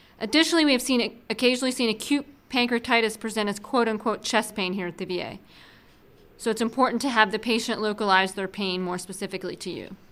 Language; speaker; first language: English; native; English